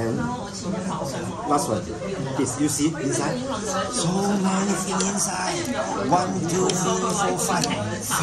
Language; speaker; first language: English; non-native, learner; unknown